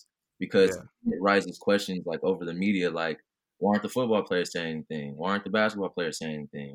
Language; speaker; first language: English; native; English